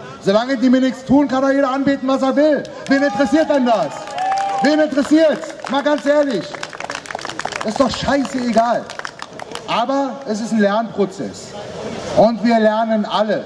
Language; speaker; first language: German; early bilingual, other home language; Arabic